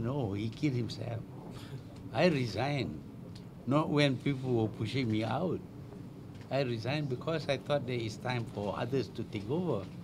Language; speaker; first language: English; non-native, local second language; Malay